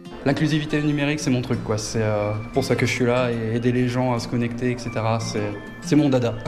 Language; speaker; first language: French; native; French